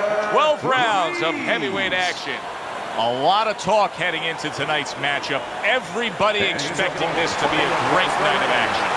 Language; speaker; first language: English; native; English